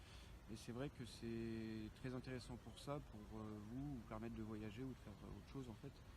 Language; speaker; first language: French; native; French